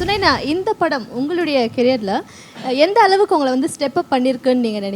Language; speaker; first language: Tamil; native; Tamil